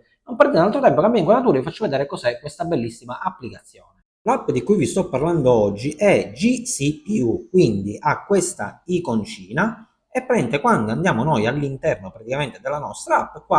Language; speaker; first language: Italian; native; Italian